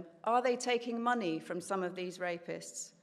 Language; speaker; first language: English; native; English